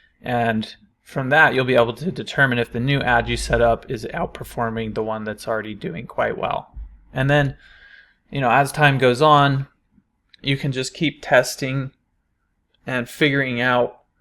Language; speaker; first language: English; native; English